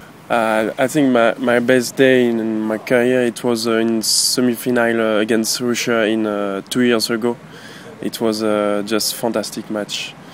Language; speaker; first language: English; non-native, learner; French